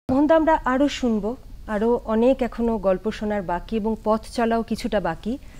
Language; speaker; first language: Bangla; native; Bangla